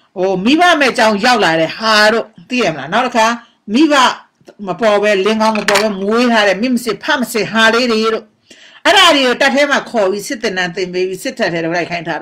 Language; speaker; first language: English; non-native, learner; Burmese